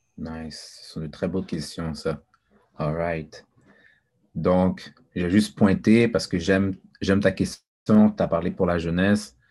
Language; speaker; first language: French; early bilingual, other home language; Haitian Creole